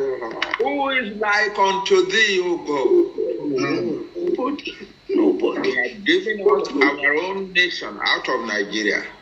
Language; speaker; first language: English; non-native, local second language; Yoruba